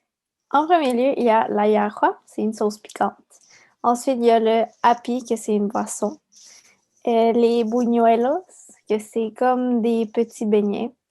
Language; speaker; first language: French; early bilingual, other home language; Spanish